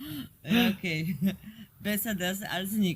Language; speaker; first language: German; non-native, fluent; Polish